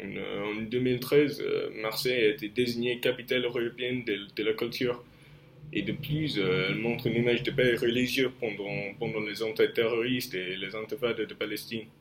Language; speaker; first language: French; non-native, fluent; English